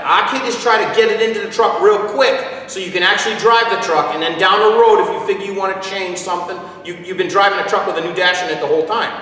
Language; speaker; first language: English; native; English